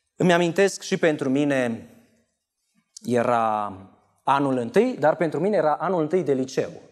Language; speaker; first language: Romanian; native; Romanian